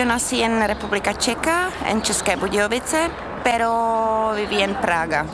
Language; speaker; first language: Spanish; non-native, learner; Czech